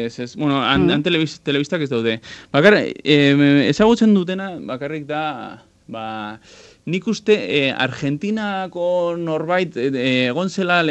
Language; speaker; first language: Basque; non-native, local second language; Spanish